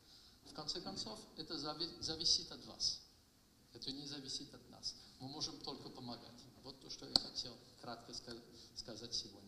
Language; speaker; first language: Russian; non-native, fluent; French